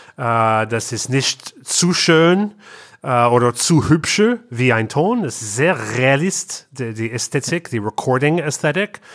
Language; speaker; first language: German; non-native, learner; English